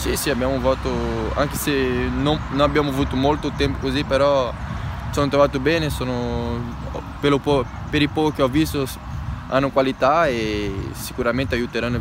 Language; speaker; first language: Italian; non-native, fluent; Portuguese